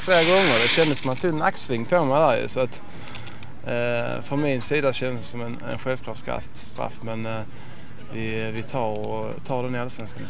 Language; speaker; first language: Swedish; native; Swedish